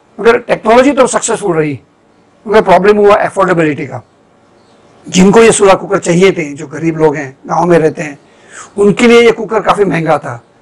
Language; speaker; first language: Hindi; non-native, local second language; Gujarati